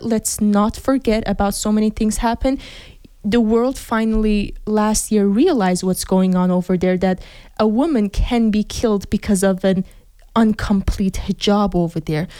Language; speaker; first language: English; non-native, fluent; Persian